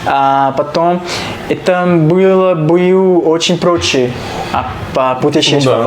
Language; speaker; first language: Russian; non-native, learner; Portuguese